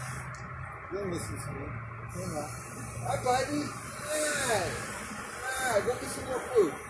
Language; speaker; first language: English; native; English